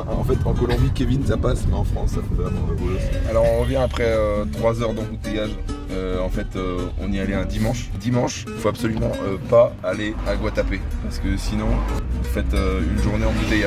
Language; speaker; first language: French; native; French